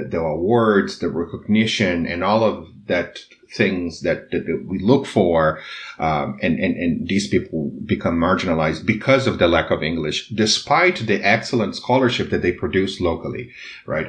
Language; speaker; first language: English; non-native, fluent; Portuguese